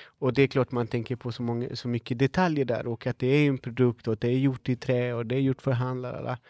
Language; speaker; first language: Swedish; non-native, fluent; Spanish